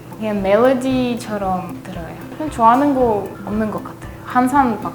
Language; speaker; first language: Korean; non-native, learner; Russian